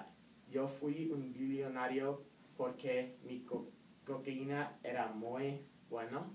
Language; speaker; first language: Spanish; non-native, learner; English